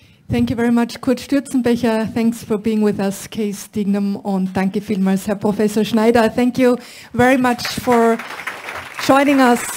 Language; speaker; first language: English; non-native, fluent; German